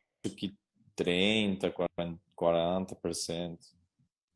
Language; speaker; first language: Portuguese; non-native, learner; Spanish